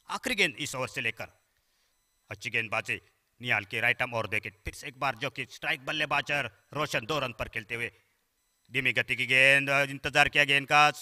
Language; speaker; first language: Hindi; non-native, local second language; Marathi